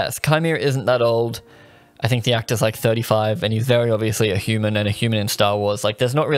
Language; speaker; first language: English; native; English